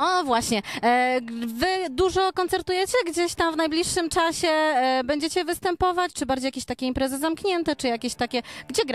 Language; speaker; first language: Polish; native; Polish